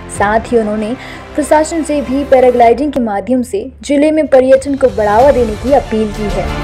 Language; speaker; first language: Hindi; native; Hindi